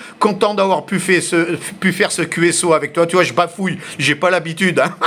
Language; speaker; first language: French; early bilingual, heritage; French